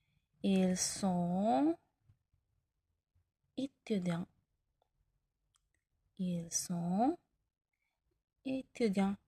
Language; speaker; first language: French; non-native, learner; Filipino